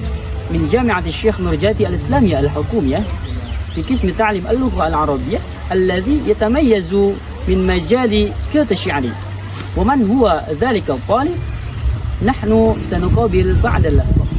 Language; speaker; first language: Arabic; non-native, learner; Indonesian